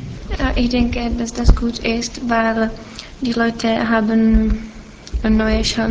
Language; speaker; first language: German; non-native, learner; Czech